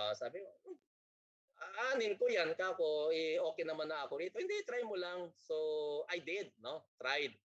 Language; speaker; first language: Filipino; non-native, local second language; Iloko